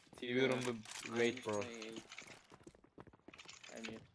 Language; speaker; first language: English; non-native, learner; Turkish